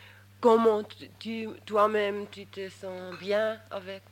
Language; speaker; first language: French; non-native, local second language; German